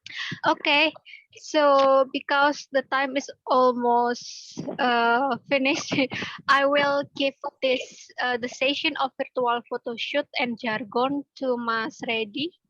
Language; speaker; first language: English; non-native, learner; Indonesian